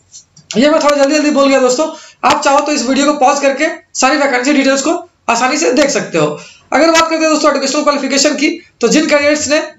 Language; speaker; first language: Hindi; native; Hindi